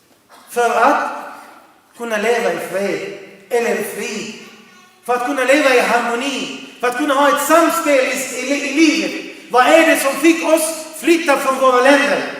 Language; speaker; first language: Swedish; non-native, fluent; Arabic